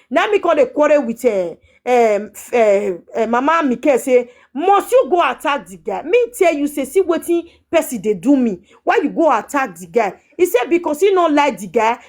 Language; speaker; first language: Nigerian Pidgin; native; Nigerian Pidgin